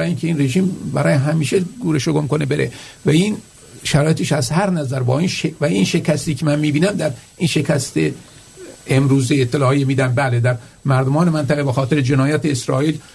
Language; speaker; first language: Persian; native; Persian